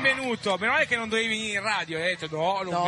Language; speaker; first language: Italian; native; Italian